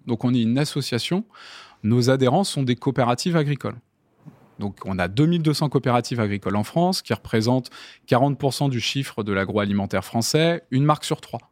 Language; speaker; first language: French; native; French